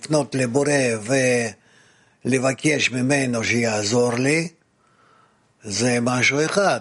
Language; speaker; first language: Hebrew; non-native, fluent; Russian